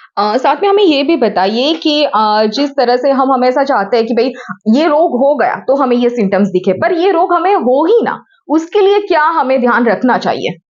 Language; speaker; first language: Hindi; non-native, local second language; Gujarati